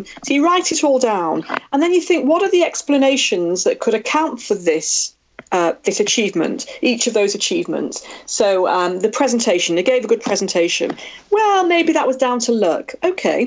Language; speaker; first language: English; native; English